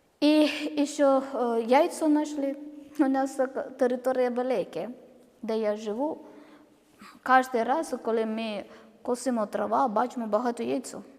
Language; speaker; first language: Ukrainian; non-native, learner; Malayalam